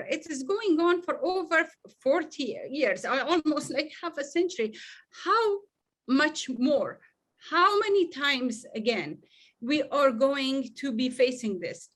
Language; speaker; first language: English; non-native, fluent; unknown